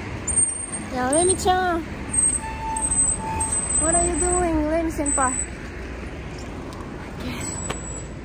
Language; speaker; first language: English; non-native, learner; Japanese